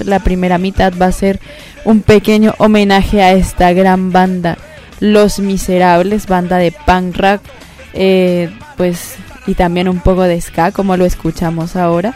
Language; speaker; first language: Spanish; native; Spanish